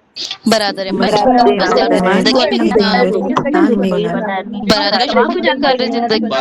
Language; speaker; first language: Persian; non-native, learner; Urdu